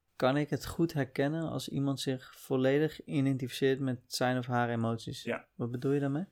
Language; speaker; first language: Dutch; native; Dutch